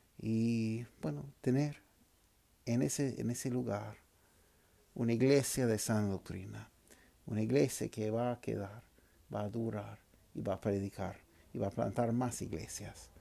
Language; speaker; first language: Spanish; non-native, fluent; English